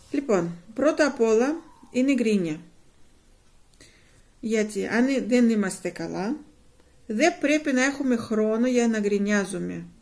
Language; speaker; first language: Greek; non-native, fluent; Russian